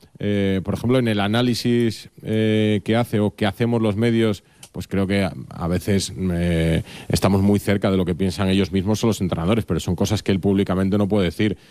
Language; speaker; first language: Spanish; native; Spanish